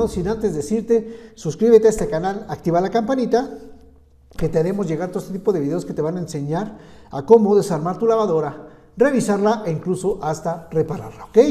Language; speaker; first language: Spanish; native; Spanish